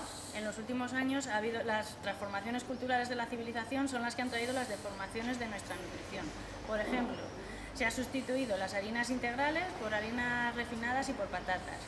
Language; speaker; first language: Spanish; native; Spanish